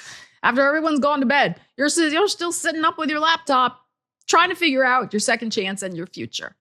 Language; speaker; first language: English; native; English